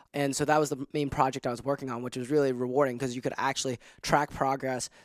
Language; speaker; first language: English; non-native, local second language; Cantonese